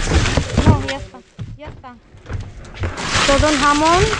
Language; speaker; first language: Spanish; non-native, learner; Filipino